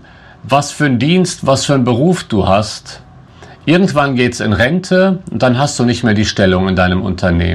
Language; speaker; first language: German; native; German